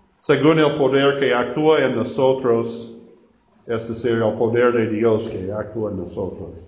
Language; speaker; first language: Spanish; non-native, learner; English